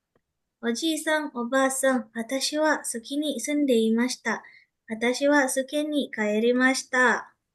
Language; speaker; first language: Japanese; non-native, learner; Indonesian